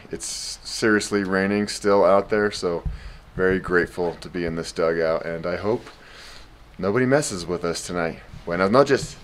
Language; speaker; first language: English; native; English